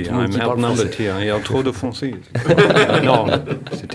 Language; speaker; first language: French; non-native, learner; English